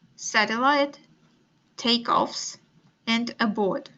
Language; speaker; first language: English; non-native, fluent; Russian